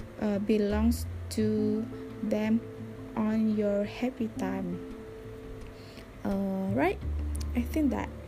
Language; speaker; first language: English; non-native, learner; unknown